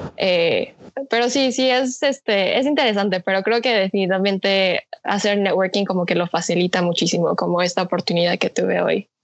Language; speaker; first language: Spanish; early bilingual, other home language; Korean